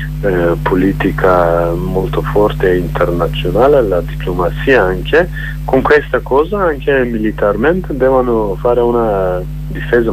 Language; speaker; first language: Italian; non-native, learner; Kurdish